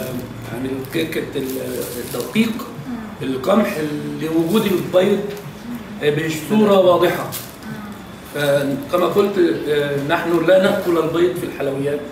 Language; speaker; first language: Arabic; native; Arabic